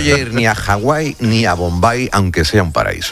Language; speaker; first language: Spanish; native; Spanish